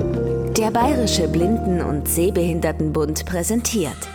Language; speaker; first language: German; native; German